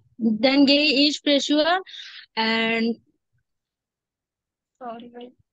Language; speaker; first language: German; non-native, learner; Bangla